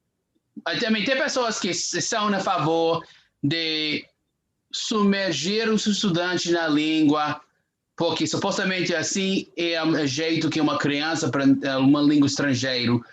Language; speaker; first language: Portuguese; non-native, fluent; English